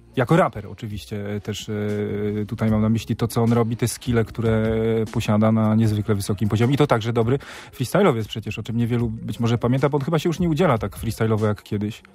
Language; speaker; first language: Polish; native; Polish